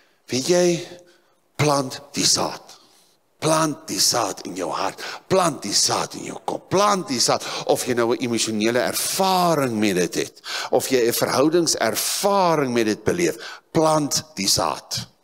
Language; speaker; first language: Afrikaans; native; Afrikaans